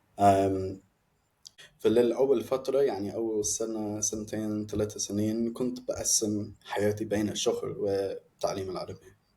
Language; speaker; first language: Egyptian Arabic; non-native, fluent; English